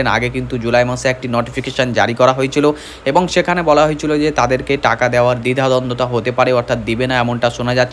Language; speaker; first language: Bangla; native; Bangla